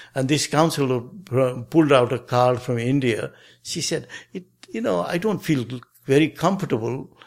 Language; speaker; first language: English; non-native, local second language; Nepali